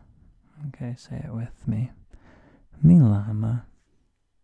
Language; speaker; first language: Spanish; non-native, learner; English